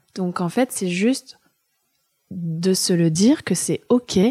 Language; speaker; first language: French; early bilingual, other home language; German